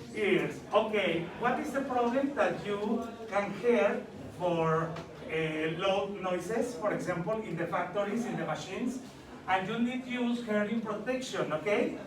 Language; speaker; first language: English; non-native, learner; Spanish